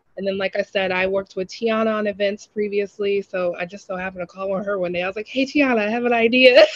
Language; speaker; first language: English; native; English